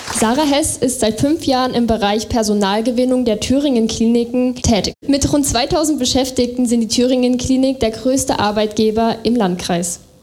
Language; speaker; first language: German; native; German